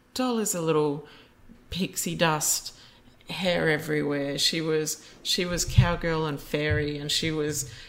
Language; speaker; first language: English; native; English